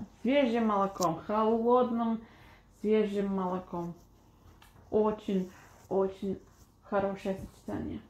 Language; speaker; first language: Russian; non-native, fluent; English